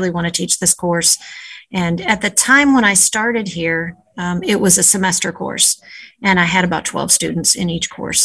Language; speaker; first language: English; native; English